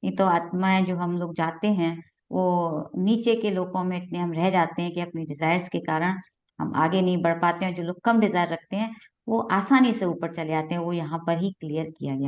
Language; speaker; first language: Hindi; native; Hindi